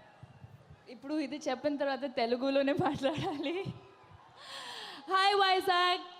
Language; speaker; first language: Telugu; non-native, fluent; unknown